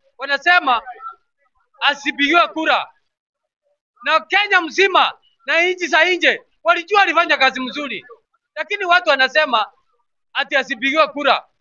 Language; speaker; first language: Swahili; non-native, local second language; Gusii